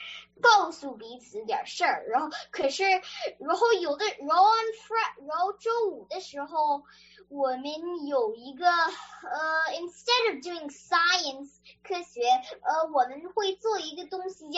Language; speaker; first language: Chinese; early bilingual, other home language; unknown